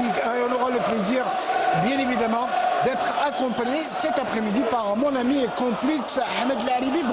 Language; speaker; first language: French; non-native, local second language; Arabic